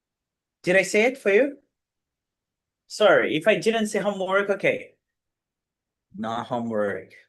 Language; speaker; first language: English; non-native, fluent; Portuguese